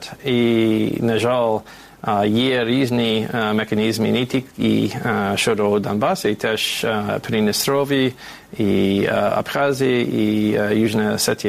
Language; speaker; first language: Ukrainian; non-native, fluent; English